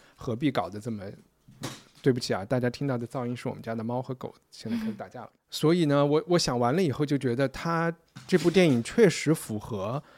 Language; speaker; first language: Chinese; native; Chinese